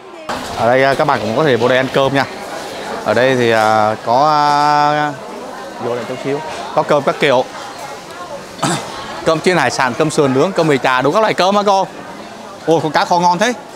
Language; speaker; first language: Vietnamese; native; Vietnamese